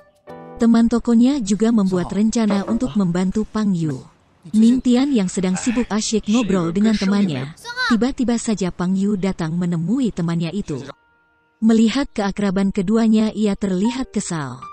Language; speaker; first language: Indonesian; native; Indonesian